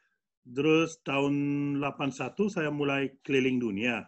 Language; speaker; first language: Indonesian; non-native, fluent; French